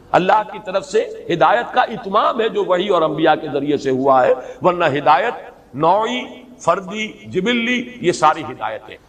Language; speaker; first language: Urdu; native; Urdu